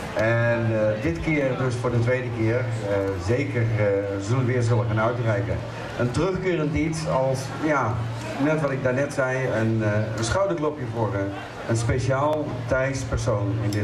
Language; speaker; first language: Dutch; native; Dutch